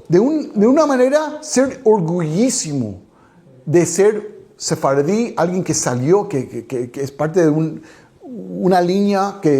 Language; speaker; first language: Spanish; non-native, fluent; English